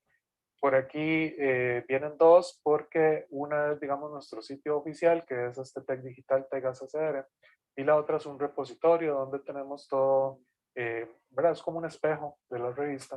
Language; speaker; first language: Spanish; native; Spanish